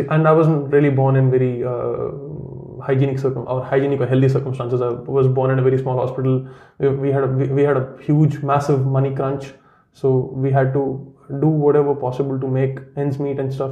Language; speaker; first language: English; non-native, local second language; Kashmiri